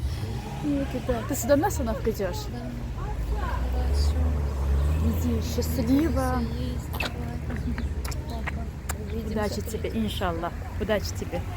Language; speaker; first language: Russian; non-native, local second language; Azerbaijani